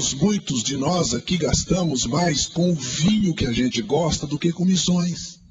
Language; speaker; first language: Portuguese; native; Portuguese